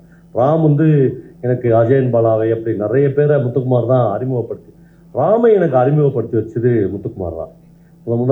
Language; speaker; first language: Tamil; native; Tamil